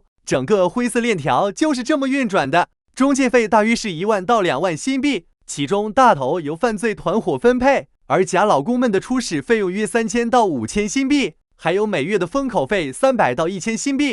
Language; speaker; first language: Chinese; native; Chinese